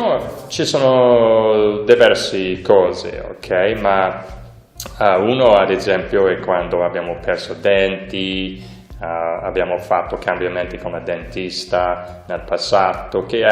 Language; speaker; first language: Italian; non-native, learner; English